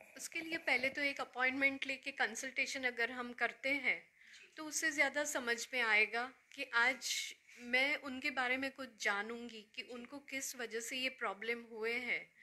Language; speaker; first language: Hindi; native; Hindi